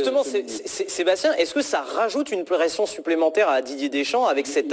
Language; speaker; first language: French; native; French